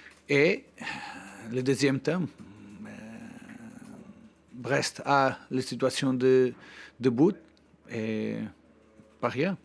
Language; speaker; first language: French; non-native, learner; Portuguese